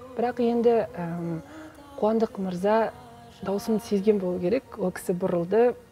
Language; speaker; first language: Kazakh; native; Kazakh